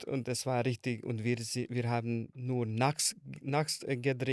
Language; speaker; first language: German; non-native, learner; Hungarian